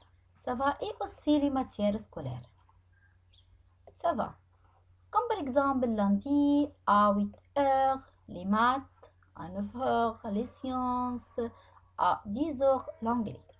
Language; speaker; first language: French; non-native, fluent; Arabic